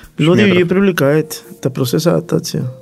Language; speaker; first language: Russian; non-native, learner; Spanish